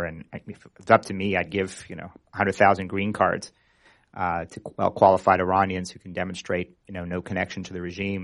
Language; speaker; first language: English; native; English